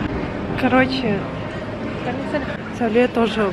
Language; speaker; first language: Russian; non-native, local second language; Kazakh